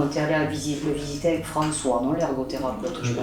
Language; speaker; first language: French; native; French